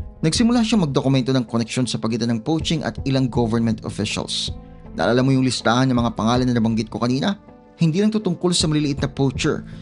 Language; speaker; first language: Filipino; native; Filipino